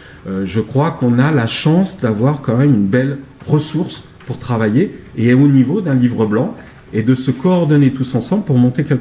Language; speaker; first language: French; native; French